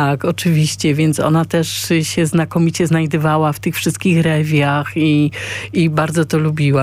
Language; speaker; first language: Polish; native; Polish